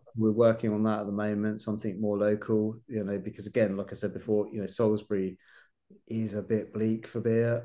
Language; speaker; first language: English; native; English